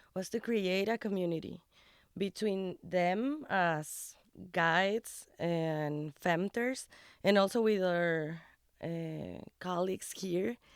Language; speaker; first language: English; non-native, fluent; Spanish